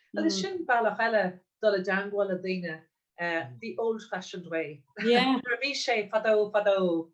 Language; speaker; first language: Irish; non-native, local second language; English